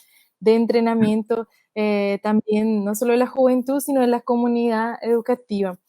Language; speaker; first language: Spanish; non-native, fluent; Portuguese